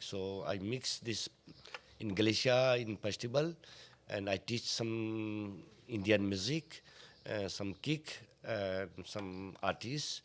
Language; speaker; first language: English; non-native, learner; Hindi